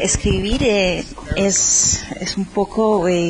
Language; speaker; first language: Spanish; native; Spanish